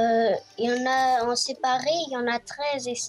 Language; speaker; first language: French; native; French